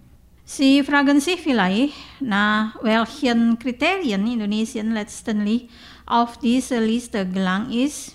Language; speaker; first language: German; non-native, fluent; Indonesian